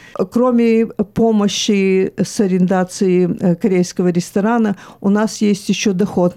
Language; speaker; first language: Russian; early bilingual, heritage; Russian